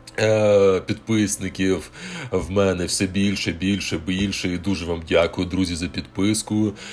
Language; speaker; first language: Ukrainian; native; Ukrainian